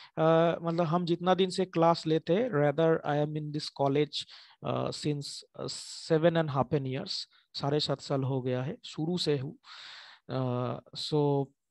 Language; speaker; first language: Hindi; non-native, local second language; Bangla